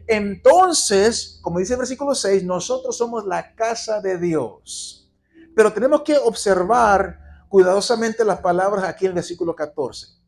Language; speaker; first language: Spanish; native; Spanish